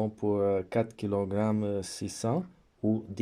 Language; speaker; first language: French; non-native, fluent; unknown